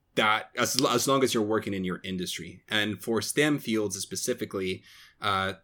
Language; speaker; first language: English; non-native, fluent; Portuguese